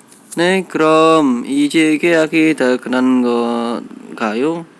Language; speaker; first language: Korean; non-native, learner; Indonesian